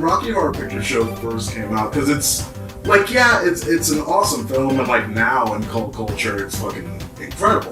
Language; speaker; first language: English; native; English